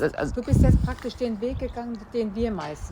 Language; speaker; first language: German; native; German